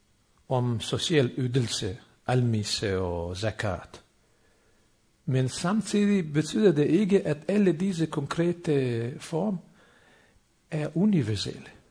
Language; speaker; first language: Danish; non-native, fluent; Bosnian